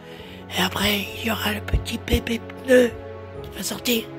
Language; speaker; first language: French; native; French